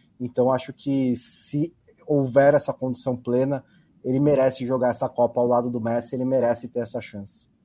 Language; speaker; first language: Portuguese; native; Portuguese